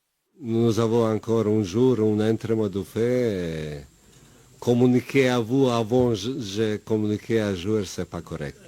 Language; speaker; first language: French; non-native, learner; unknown